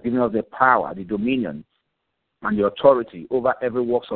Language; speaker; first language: English; non-native, local second language; Yoruba